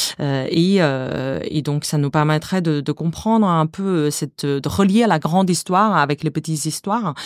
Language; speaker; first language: French; non-native, fluent; Chinese